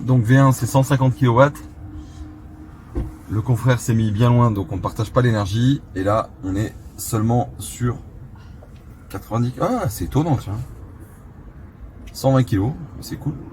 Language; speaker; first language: French; native; French